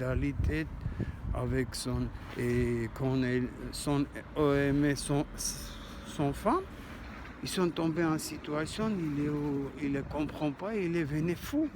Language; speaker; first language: French; non-native, learner; Armenian